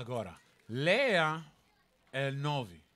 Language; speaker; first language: Portuguese; non-native, learner; Spanish